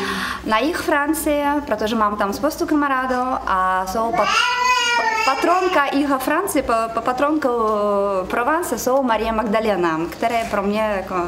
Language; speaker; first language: Czech; non-native, learner; Russian